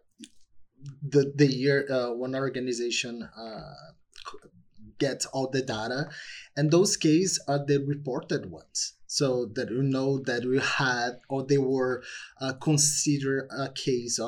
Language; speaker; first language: English; non-native, fluent; Portuguese